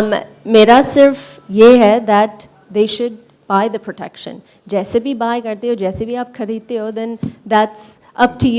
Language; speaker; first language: Hindi; early bilingual, heritage; Punjabi